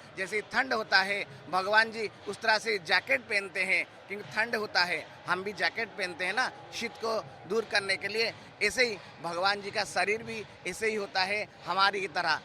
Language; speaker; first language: Hindi; non-native, local second language; Odia